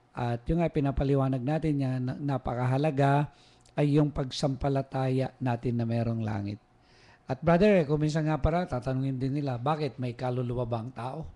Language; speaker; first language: Filipino; non-native, local second language; Iloko